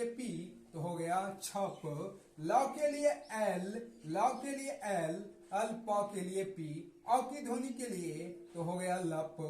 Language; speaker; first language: Hindi; native; Hindi